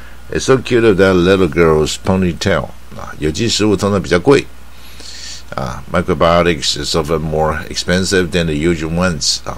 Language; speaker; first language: English; non-native, fluent; Chinese